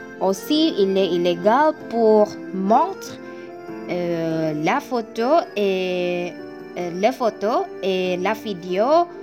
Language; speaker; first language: French; non-native, learner; Indonesian